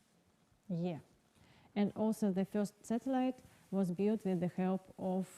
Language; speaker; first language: English; non-native, learner; Russian